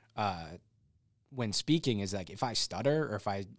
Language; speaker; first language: English; native; English